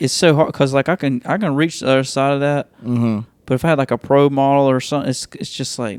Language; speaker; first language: English; native; English